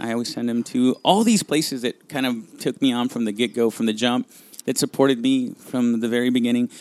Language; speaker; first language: English; early bilingual, other home language; Spanish